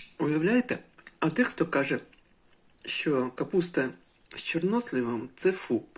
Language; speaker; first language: Ukrainian; native; Ukrainian